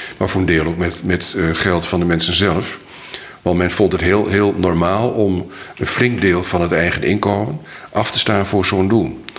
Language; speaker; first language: Dutch; native; Dutch